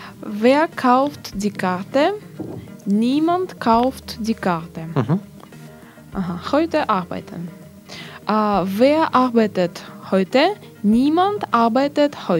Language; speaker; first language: German; non-native, learner; Russian